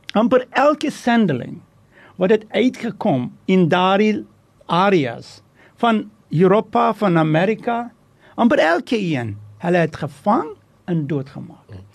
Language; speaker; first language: Afrikaans; non-native, fluent; Turkish